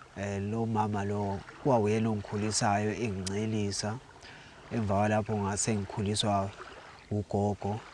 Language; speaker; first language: Zulu; native; Zulu